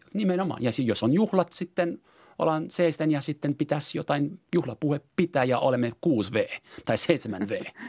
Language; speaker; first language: Finnish; non-native, fluent; French